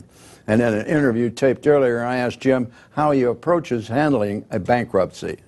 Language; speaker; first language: English; native; English